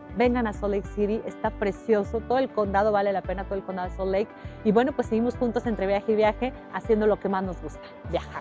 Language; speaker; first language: Spanish; native; Spanish